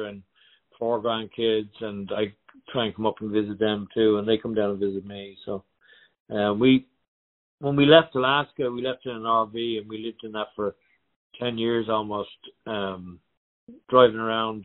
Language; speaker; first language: English; native; English